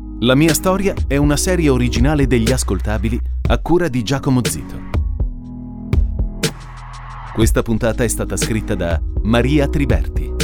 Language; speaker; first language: Italian; native; Italian